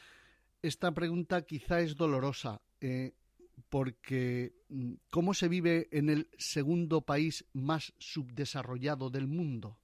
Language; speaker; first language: Spanish; native; Spanish